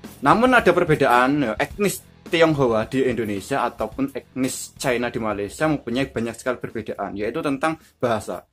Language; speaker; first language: Indonesian; native; Indonesian